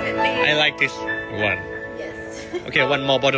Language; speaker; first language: English; non-native, learner; Thai